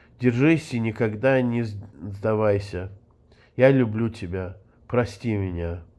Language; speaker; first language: Russian; early bilingual, heritage; Russian